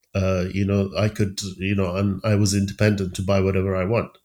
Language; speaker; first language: English; early bilingual, other home language; Persian